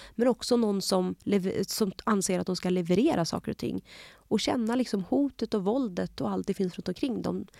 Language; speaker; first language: Swedish; early bilingual, other home language; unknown